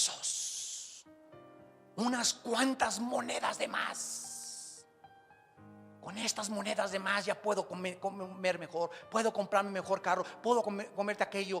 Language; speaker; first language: Spanish; native; Spanish